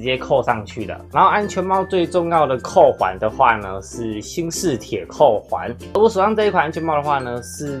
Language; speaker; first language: Chinese; native; Chinese